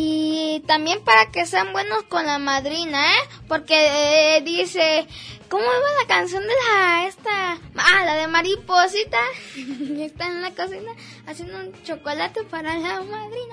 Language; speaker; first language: Spanish; native; Spanish